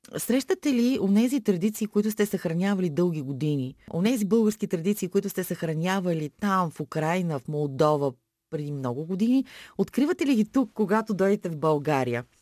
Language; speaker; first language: Bulgarian; native; Bulgarian